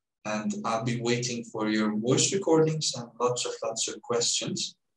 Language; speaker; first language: English; non-native, fluent; Turkish